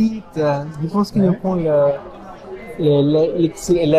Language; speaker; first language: French; non-native, fluent; Spanish